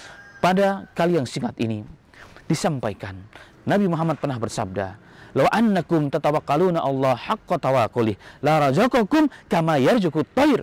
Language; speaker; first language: Indonesian; native; Indonesian